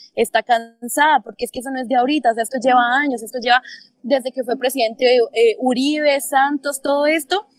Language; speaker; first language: Spanish; native; Spanish